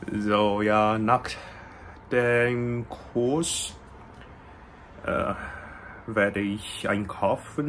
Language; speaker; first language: German; non-native, learner; Korean